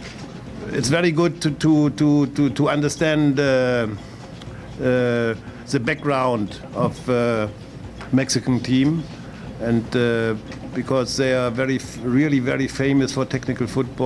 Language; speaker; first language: English; non-native, fluent; German